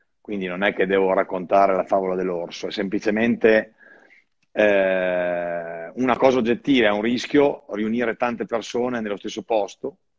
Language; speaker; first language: Italian; native; Italian